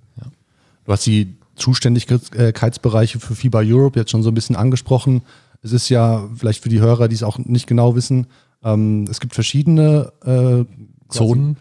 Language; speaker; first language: German; native; German